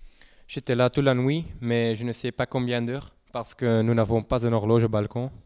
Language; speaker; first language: French; non-native, local second language; Dutch